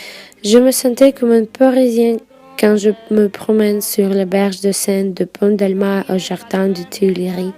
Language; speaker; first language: French; non-native, fluent; Russian